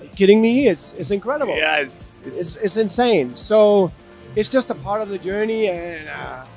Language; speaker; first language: English; non-native, fluent; Danish